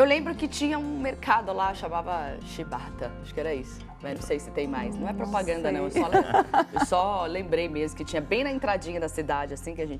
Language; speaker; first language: Portuguese; native; Portuguese